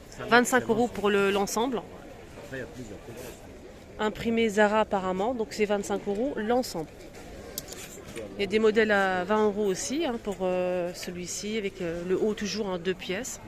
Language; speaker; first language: French; native; French